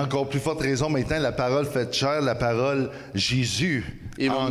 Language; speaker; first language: French; native; French